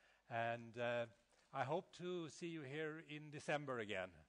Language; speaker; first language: English; non-native, fluent; Swedish